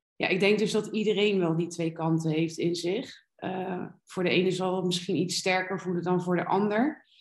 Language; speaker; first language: Dutch; native; Dutch